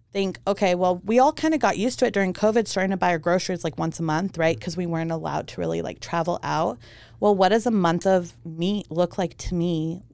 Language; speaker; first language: English; early bilingual, heritage; German